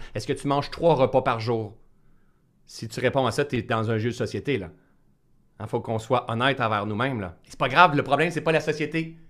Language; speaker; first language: French; native; French